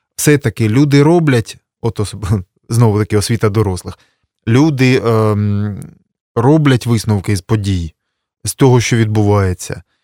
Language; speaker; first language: Ukrainian; native; Ukrainian